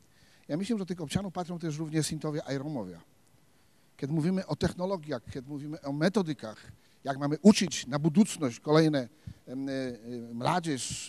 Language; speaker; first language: Slovak; non-native, learner; Polish